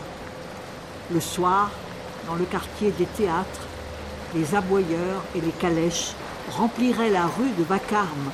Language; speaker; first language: French; native; French